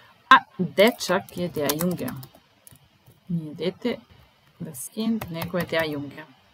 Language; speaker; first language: German; non-native, fluent; Serbian